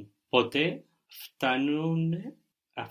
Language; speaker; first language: Greek; non-native, learner; English